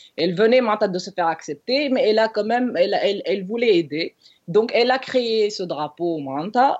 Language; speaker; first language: French; non-native, local second language; Arabic